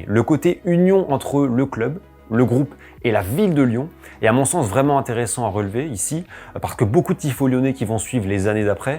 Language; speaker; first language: French; native; French